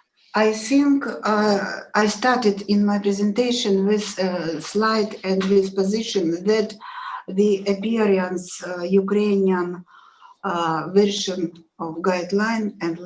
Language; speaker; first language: English; non-native, learner; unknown